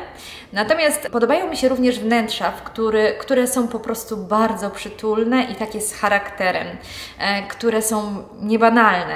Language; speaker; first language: Polish; native; Polish